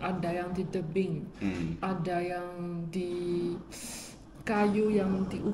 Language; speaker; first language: Indonesian; non-native, fluent; Chinese